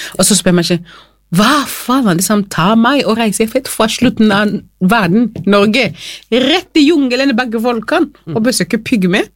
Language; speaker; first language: Norwegian; non-native, fluent; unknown